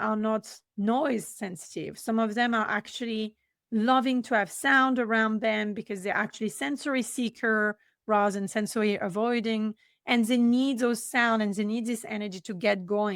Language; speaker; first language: English; non-native, fluent; French